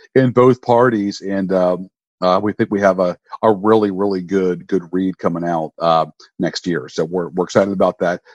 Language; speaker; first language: English; native; English